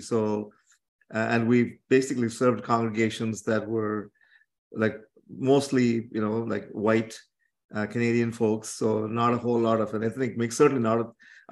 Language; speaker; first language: English; non-native, local second language; Tamil